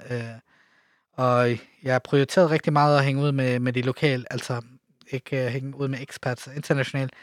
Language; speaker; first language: Danish; early bilingual, other home language; Arabic